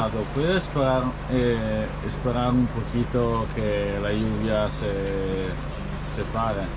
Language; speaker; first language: Spanish; non-native, learner; Italian